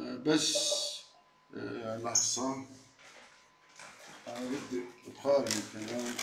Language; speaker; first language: Arabic; non-native, fluent; Turkish